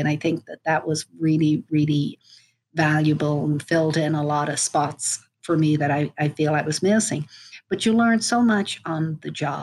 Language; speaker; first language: English; native; English